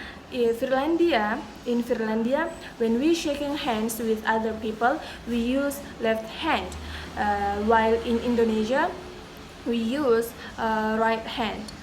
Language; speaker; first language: English; non-native, learner; Indonesian